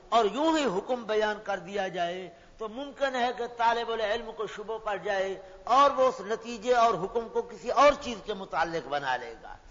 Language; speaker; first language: Urdu; non-native, local second language; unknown